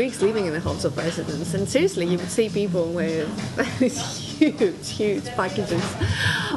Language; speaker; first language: English; non-native, fluent; Greek